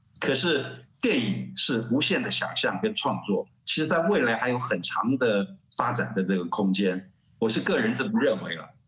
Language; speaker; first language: Chinese; native; Chinese